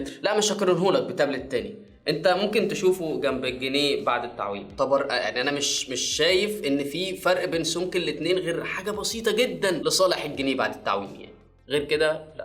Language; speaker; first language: Arabic; native; Arabic